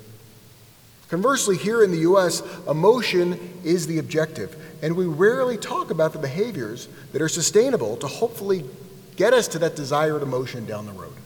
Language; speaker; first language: English; native; English